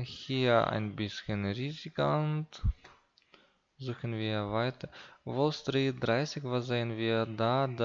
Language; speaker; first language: German; non-native, learner; Russian